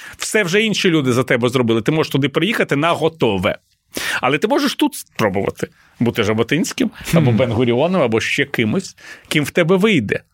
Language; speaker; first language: Ukrainian; non-native, local second language; Russian